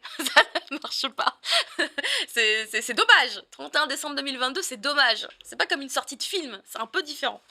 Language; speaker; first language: French; native; French